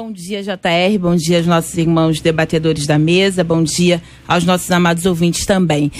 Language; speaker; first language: Portuguese; native; Portuguese